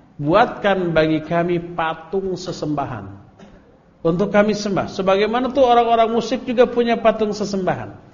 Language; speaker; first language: Indonesian; non-native, local second language; Sundanese